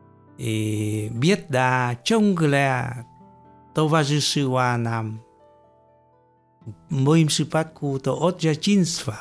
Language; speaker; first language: Polish; non-native, fluent; Vietnamese